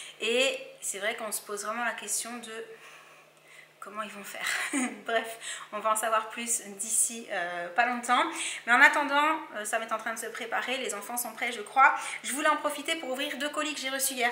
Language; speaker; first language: French; native; French